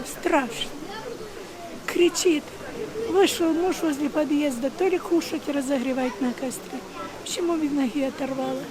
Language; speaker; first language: Russian; non-native, local second language; Ukrainian